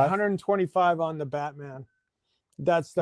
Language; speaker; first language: English; native; English